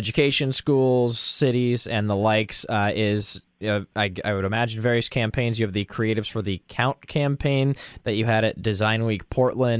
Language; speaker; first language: English; native; English